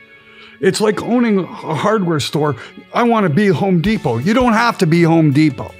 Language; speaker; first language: English; native; English